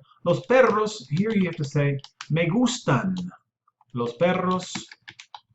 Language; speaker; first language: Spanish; non-native, fluent; English